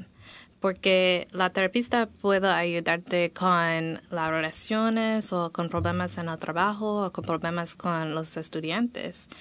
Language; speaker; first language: Spanish; non-native, learner; English